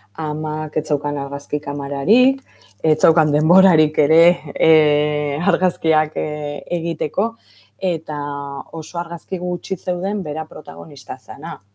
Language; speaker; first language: Basque; native; Basque